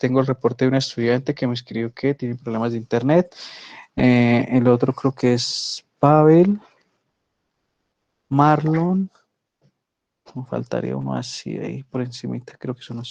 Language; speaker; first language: Spanish; native; Spanish